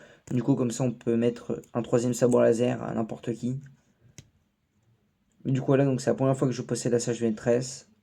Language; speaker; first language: French; native; French